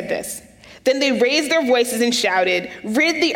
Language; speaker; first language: English; native; English